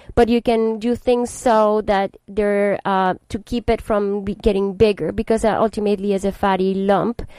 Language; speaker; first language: English; non-native, fluent; Spanish